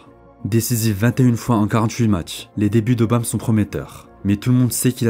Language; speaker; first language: French; native; French